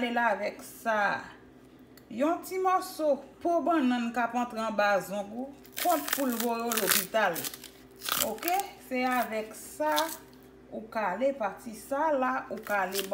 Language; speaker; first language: French; non-native, local second language; Haitian Creole